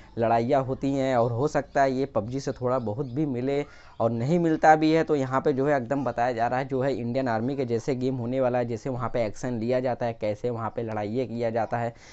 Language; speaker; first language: Hindi; native; Hindi